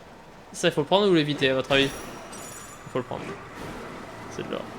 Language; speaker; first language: French; native; French